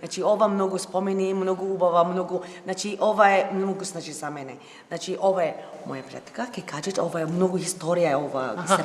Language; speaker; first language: Macedonian; non-native, learner; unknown